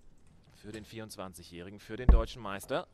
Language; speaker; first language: German; native; German